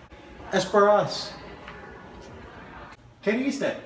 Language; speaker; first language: Spanish; non-native, learner; English